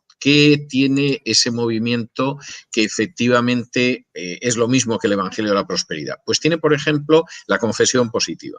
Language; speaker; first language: Spanish; native; Spanish